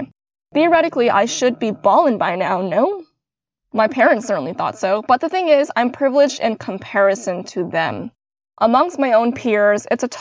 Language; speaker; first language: English; native; English